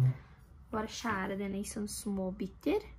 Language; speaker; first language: Norwegian; non-native, fluent; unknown